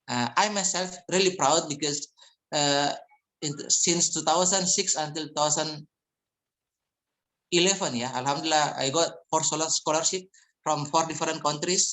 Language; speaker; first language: English; non-native, fluent; Indonesian